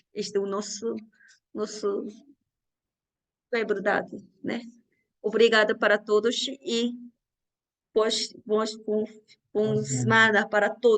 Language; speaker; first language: Portuguese; non-native, learner; Korean